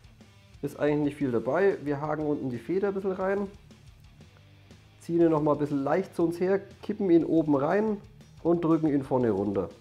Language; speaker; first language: German; native; German